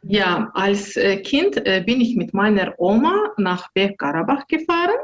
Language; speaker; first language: German; non-native, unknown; Azerbaijani